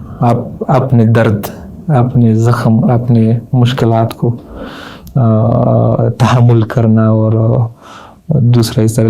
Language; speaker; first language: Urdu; non-native, learner; Pashto